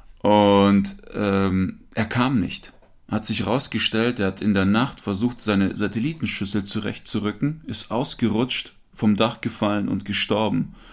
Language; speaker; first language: German; native; German